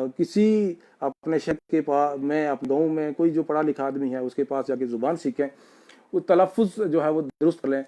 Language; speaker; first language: Urdu; non-native, local second language; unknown